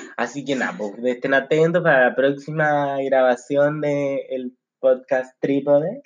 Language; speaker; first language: Spanish; native; Spanish